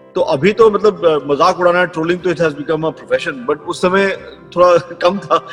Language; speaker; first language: Hindi; native; Hindi